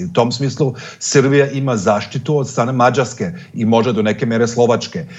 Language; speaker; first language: Serbian; non-native, fluent; German